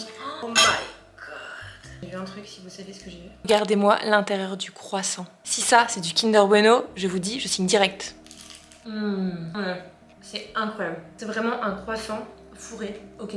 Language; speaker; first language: French; native; French